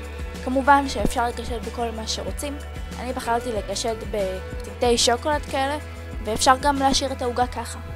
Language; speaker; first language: Hebrew; native; Hebrew